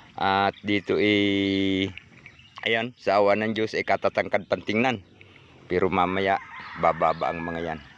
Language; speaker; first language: Filipino; non-native, local second language; Cebuano